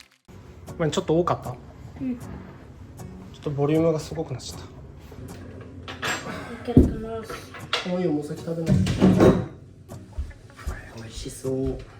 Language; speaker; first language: Japanese; native; Japanese